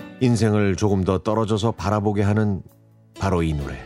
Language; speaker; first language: Korean; native; Korean